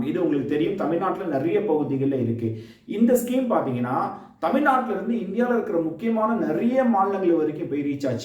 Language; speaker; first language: Tamil; native; Tamil